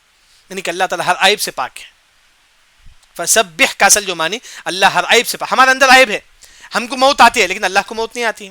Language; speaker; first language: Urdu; non-native, local second language; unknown